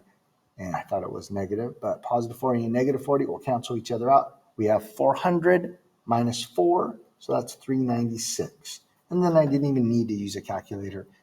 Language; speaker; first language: English; native; English